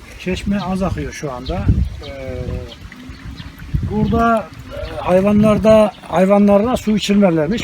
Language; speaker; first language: Turkish; native; Turkish